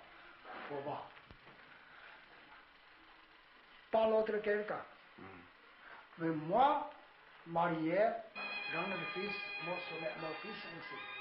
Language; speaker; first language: French; non-native, learner; Chinese